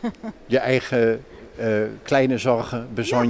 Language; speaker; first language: Dutch; native; Dutch